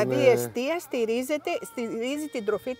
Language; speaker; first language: Greek; native; Greek